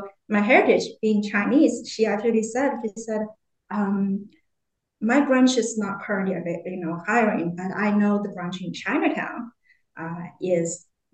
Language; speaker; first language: English; non-native, fluent; Chinese